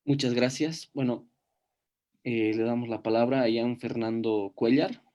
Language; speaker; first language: Spanish; native; Spanish